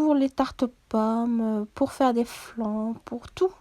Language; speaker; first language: French; non-native, local second language; Arabic